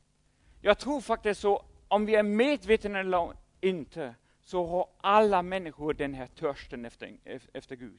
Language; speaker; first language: Swedish; non-native, fluent; German